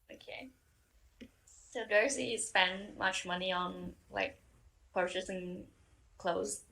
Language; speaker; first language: English; non-native, fluent; Vietnamese